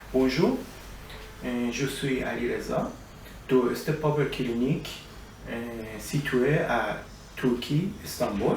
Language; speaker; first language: French; non-native, learner; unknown